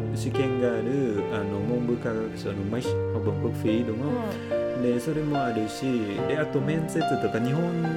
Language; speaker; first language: Japanese; non-native, fluent; Vietnamese